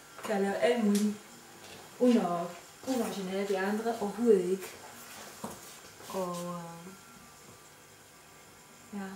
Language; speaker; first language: Danish; non-native, fluent; Romanian